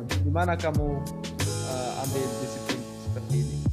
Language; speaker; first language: Indonesian; non-native, learner; Dutch